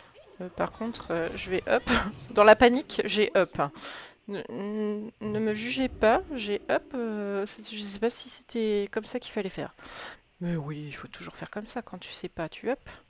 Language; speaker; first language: French; native; French